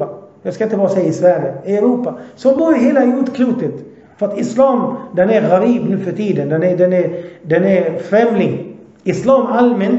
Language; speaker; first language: Swedish; early bilingual, other home language; Arabic